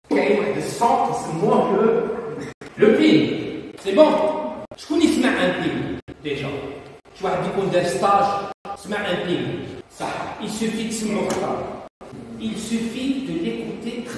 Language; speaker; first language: French; non-native, local second language; Arabic